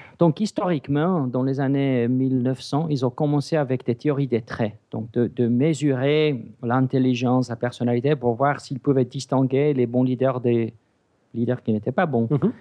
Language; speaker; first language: French; non-native, fluent; English